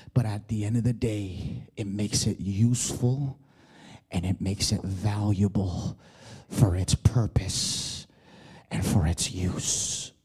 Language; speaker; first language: English; early bilingual, other home language; Spanish